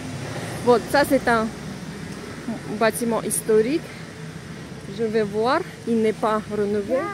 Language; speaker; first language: French; non-native, fluent; Russian